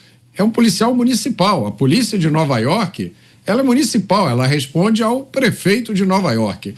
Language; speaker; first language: Portuguese; native; Portuguese